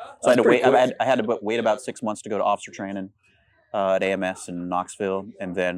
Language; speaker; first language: English; native; English